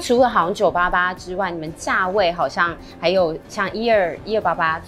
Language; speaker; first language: Chinese; native; Chinese